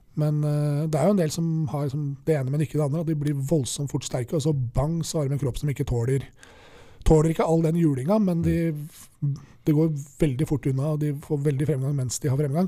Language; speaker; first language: Norwegian; native; Norwegian